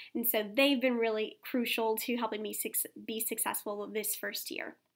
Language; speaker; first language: English; native; English